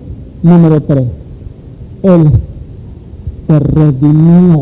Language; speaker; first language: Spanish; native; Spanish